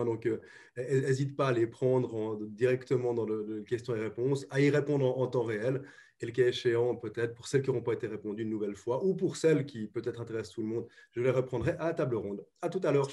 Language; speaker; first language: French; native; French